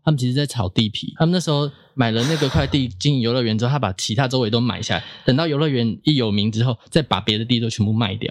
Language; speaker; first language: Chinese; native; Chinese